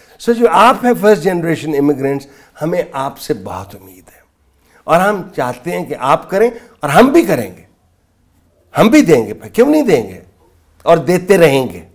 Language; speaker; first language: Urdu; non-native, local second language; Punjabi